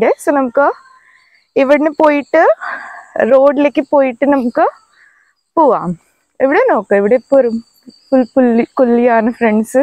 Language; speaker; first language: Malayalam; non-native, local second language; Hindi